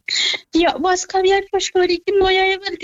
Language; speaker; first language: Norwegian; non-native, learner; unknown